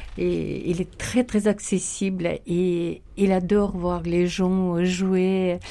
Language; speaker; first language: French; non-native, fluent; Russian